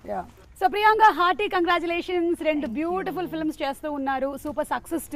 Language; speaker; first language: Telugu; native; Telugu